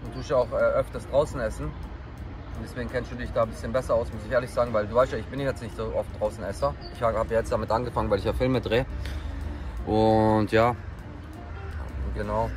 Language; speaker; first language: German; native; German